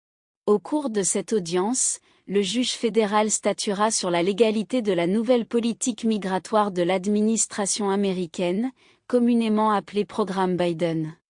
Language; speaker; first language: French; non-native, local second language; Haitian Creole